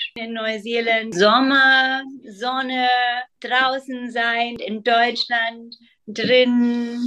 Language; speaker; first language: German; non-native, fluent; English